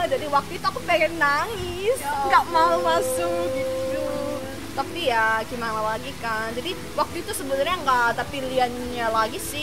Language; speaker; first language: Indonesian; non-native, fluent; Korean